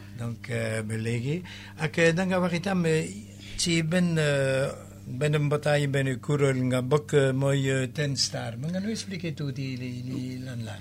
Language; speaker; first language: Wolof; native; Wolof